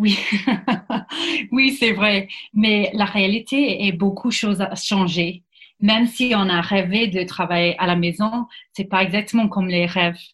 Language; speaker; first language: French; non-native, fluent; English